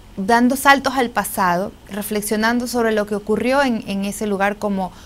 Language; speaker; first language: Spanish; native; Spanish